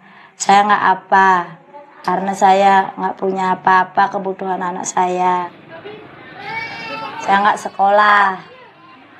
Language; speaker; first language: Indonesian; non-native, local second language; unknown